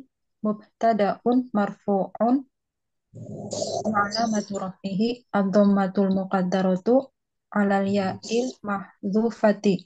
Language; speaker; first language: Arabic; non-native, learner; Indonesian